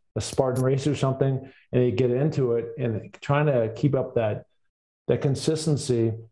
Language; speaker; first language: English; native; English